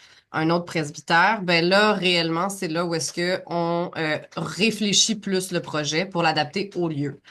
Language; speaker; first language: French; native; French